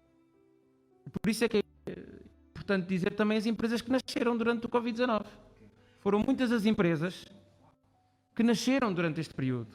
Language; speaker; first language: Portuguese; non-native, local second language; Kabuverdianu